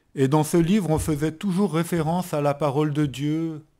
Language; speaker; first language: French; native; French